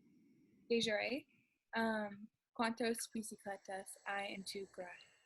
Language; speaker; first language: Spanish; non-native, learner; English